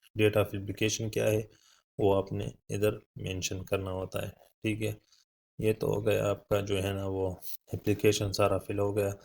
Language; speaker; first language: Urdu; non-native, local second language; Pashto